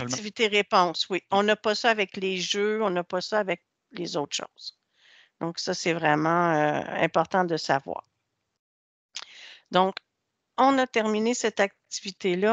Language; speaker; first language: French; native; French